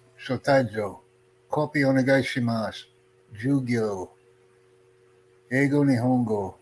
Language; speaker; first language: Japanese; non-native, learner; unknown